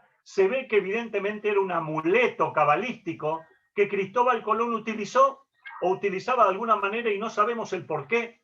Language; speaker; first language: Spanish; native; Spanish